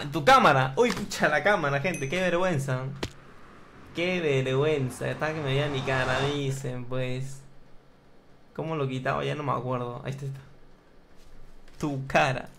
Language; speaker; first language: Spanish; native; Spanish